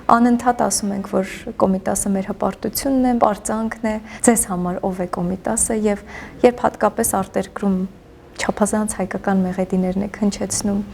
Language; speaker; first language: Armenian; native; Armenian